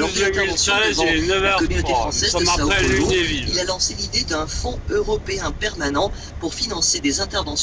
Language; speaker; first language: French; native; French